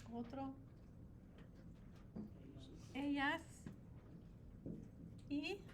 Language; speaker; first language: Spanish; non-native, fluent; English